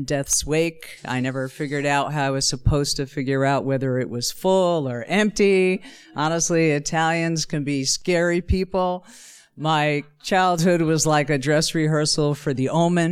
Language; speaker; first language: English; native; English